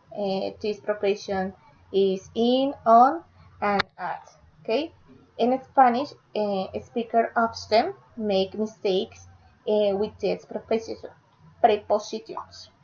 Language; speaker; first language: English; non-native, learner; Spanish